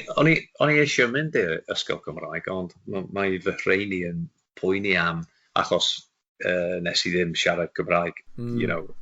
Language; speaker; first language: Welsh; non-native, local second language; English